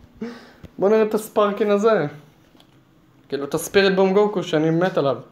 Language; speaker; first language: Hebrew; native; Hebrew